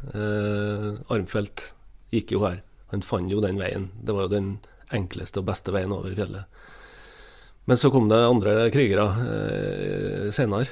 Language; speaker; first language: Norwegian; native; Norwegian